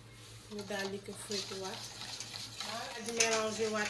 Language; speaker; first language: French; non-native, local second language; Wolof